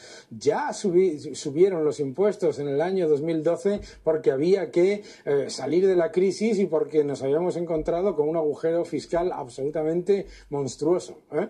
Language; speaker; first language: Spanish; native; Spanish